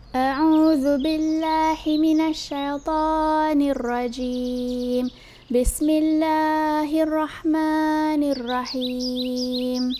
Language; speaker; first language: Arabic; non-native, learner; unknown